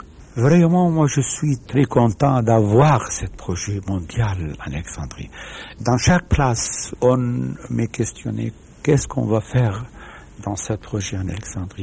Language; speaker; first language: French; non-native, learner; Arabic